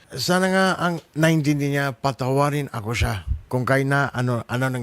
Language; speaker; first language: Filipino; non-native, learner; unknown